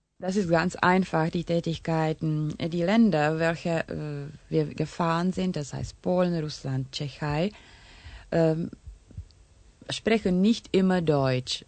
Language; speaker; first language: German; non-native, learner; Czech